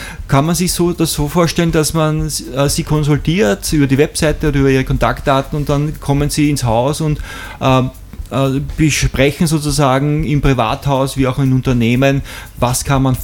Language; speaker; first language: German; native; German